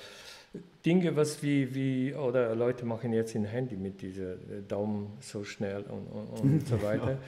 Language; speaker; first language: German; non-native, fluent; Polish